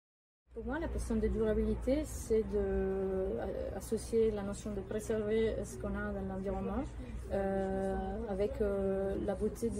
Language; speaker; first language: French; non-native, fluent; Italian